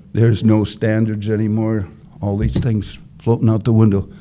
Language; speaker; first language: English; native; English